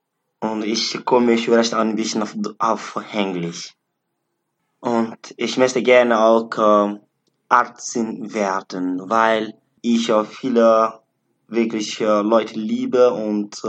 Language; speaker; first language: German; non-native, learner; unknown